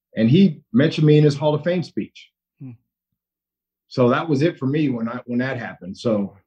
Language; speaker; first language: English; native; English